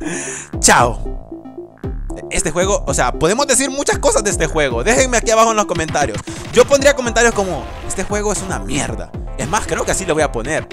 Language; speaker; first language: Spanish; native; Spanish